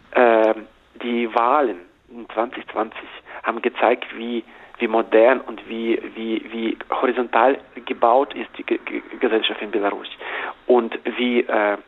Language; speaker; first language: German; non-native, fluent; Russian